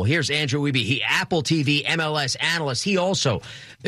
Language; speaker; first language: English; native; English